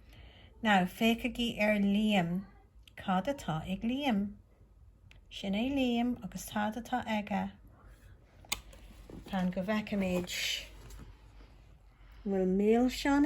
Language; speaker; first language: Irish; non-native, local second language; English